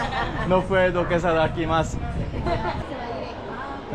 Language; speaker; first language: Spanish; non-native, learner; Korean